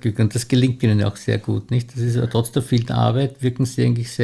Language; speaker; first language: German; native; German